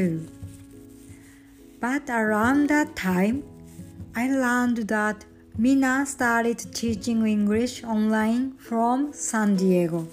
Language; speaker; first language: English; non-native, learner; Japanese